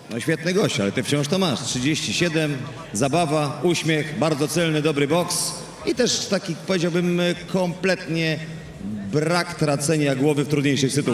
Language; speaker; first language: Polish; native; Polish